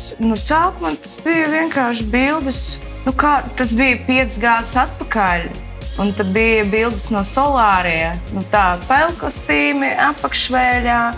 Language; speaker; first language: Latvian; non-native, local second language; Russian